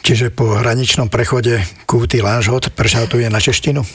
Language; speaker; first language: Slovak; native; Slovak